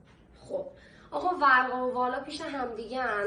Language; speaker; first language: Persian; native; Persian